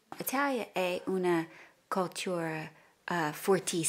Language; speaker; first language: Italian; non-native, learner; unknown